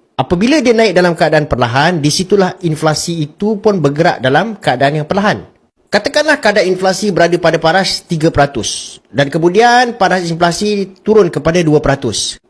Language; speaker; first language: Malay; native; Malay